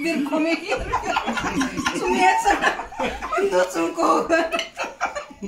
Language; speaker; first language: German; non-native, learner; Romanian